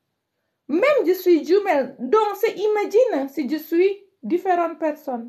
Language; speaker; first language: French; non-native, learner; Indonesian